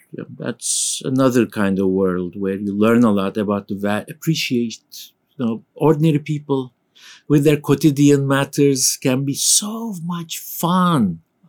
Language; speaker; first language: English; non-native, fluent; Turkish